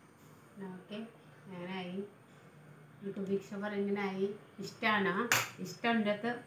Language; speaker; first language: Malayalam; non-native, learner; Tamil